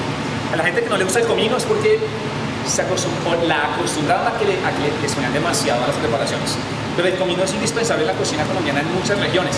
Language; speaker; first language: Spanish; native; Spanish